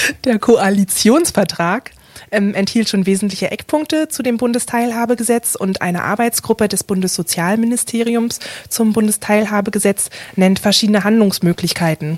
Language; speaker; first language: German; native; German